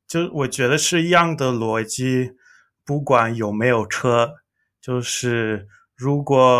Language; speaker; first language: Chinese; non-native, learner; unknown